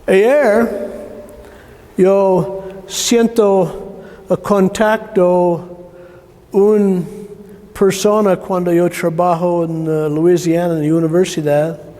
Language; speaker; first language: Spanish; non-native, learner; English